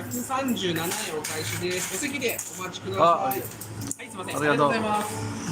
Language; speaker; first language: Japanese; native; Japanese